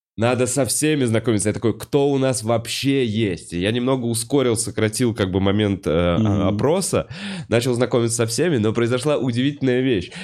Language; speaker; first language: Russian; native; Russian